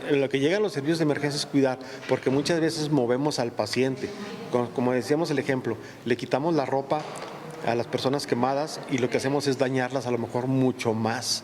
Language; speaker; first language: Spanish; native; Spanish